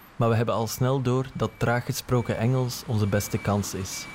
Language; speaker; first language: Dutch; native; Dutch